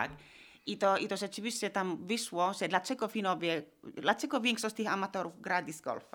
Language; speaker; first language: Polish; non-native, fluent; Finnish